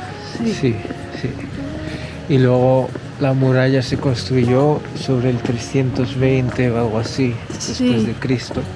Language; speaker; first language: Spanish; non-native, fluent; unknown